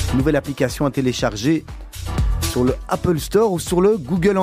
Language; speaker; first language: French; native; French